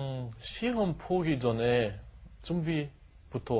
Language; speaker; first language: Korean; non-native, learner; German